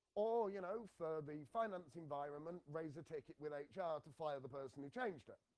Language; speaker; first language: English; native; English